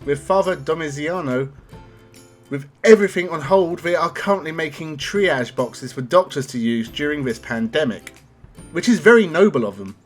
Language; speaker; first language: English; native; English